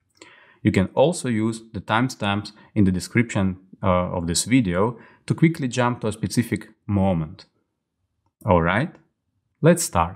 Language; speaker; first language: English; non-native, fluent; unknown